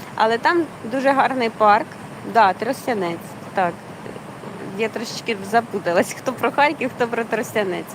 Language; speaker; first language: Ukrainian; native; Ukrainian